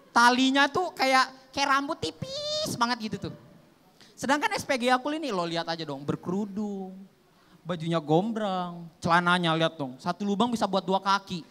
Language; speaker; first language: Indonesian; native; Indonesian